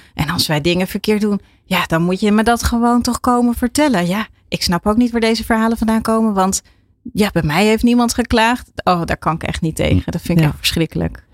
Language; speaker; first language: Dutch; native; Dutch